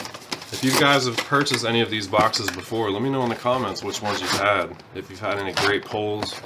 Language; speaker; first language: English; native; English